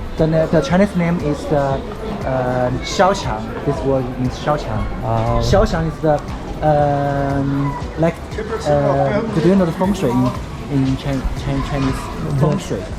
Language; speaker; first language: English; non-native, learner; Chinese